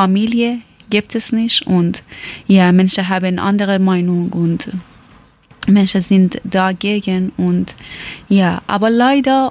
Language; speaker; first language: German; non-native, learner; Persian